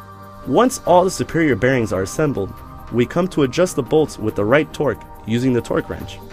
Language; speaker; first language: English; non-native, fluent; Spanish